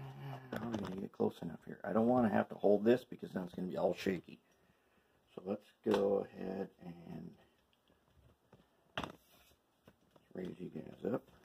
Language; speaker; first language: English; native; English